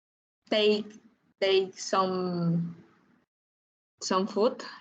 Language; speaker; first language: English; non-native, learner; Spanish